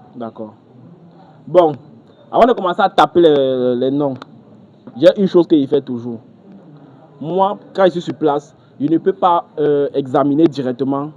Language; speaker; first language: French; native; French